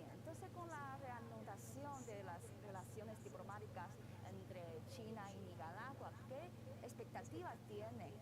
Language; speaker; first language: Spanish; non-native, fluent; Chinese